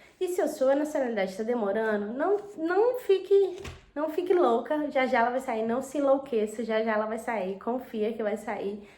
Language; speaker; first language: Portuguese; native; Portuguese